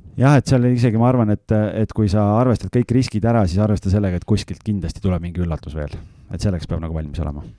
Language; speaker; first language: Estonian; native; Estonian